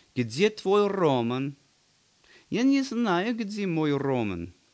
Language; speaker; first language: Russian; non-native, learner; English